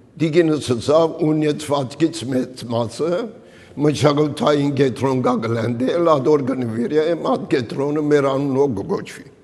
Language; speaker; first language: Armenian; early bilingual, heritage; Armenian